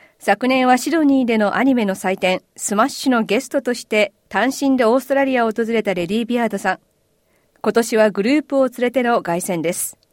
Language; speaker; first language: Japanese; native; Japanese